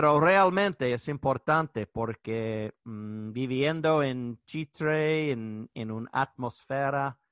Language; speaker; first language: Spanish; non-native, learner; English